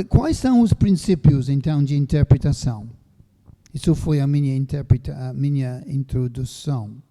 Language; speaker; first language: Portuguese; non-native, fluent; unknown